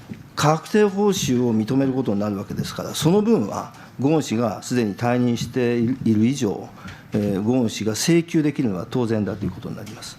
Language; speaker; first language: Japanese; native; Japanese